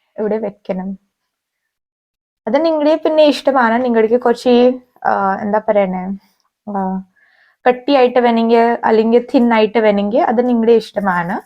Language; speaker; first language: Malayalam; non-native, local second language; Hindi